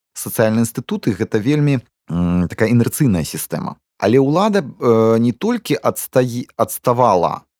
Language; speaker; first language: Belarusian; non-native, local second language; Russian